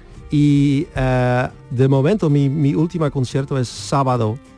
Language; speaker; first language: Spanish; non-native, learner; Dutch